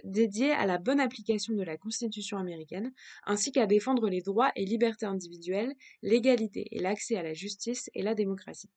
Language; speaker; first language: French; native; French